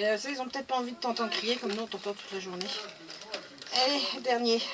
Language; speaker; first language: French; native; French